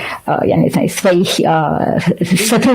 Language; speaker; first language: Russian; non-native, learner; English